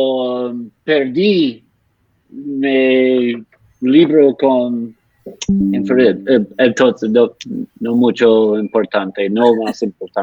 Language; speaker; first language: Spanish; non-native, learner; English